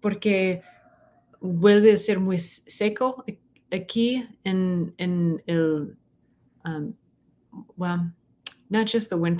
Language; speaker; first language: Spanish; non-native, learner; English